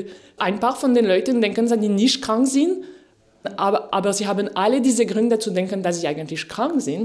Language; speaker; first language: German; non-native, fluent; French